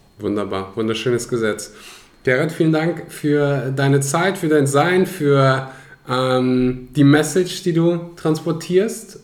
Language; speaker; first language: German; early bilingual, other home language; Russian